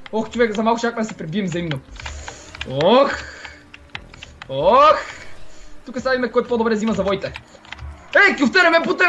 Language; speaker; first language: Bulgarian; native; Bulgarian